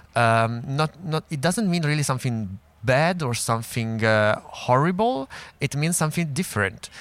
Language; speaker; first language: English; non-native, fluent; Italian